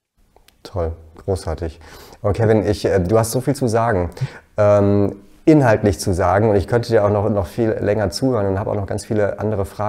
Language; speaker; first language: German; native; German